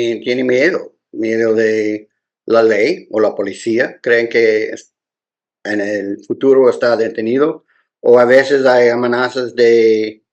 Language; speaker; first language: Spanish; non-native, learner; English